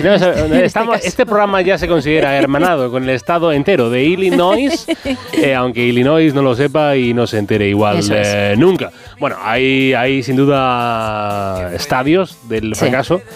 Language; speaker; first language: Spanish; native; Spanish